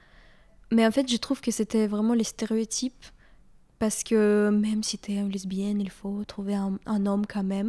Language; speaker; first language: French; non-native, fluent; Ukrainian